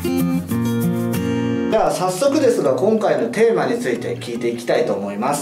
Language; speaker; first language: Japanese; native; Japanese